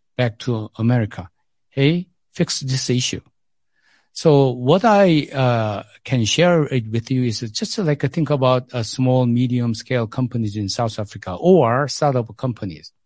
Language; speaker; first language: English; non-native, fluent; Korean